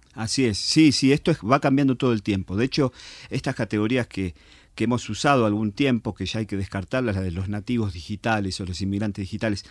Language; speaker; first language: Spanish; native; Spanish